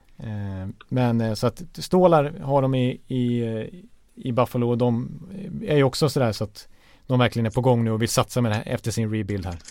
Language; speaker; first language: Swedish; native; Swedish